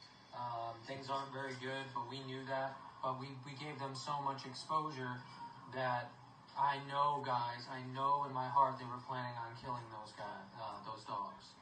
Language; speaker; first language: English; native; English